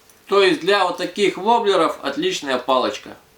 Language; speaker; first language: Russian; native; Russian